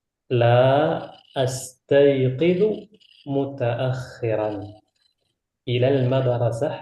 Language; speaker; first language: Arabic; non-native, fluent; Indonesian